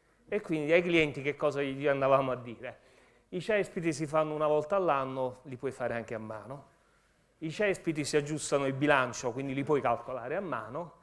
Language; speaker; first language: Italian; native; Italian